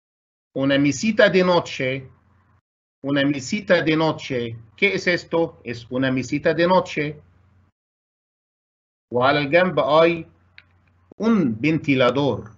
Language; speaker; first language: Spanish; non-native, fluent; Arabic